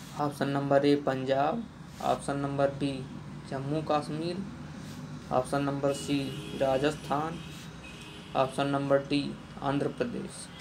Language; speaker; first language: Hindi; native; Hindi